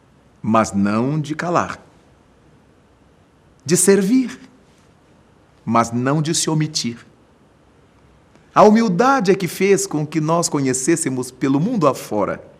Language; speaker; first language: Portuguese; native; Portuguese